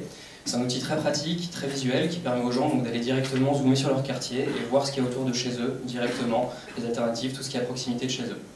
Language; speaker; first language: French; native; French